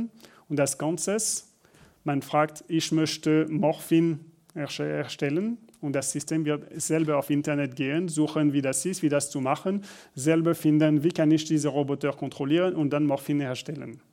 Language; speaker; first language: German; non-native, learner; French